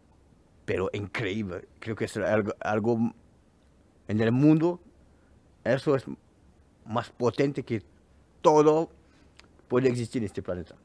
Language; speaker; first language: Spanish; non-native, learner; French